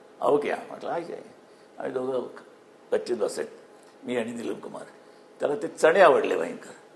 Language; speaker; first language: Marathi; native; Marathi